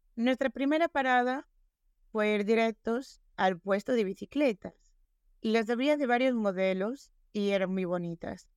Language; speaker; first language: Spanish; non-native, local second language; Galician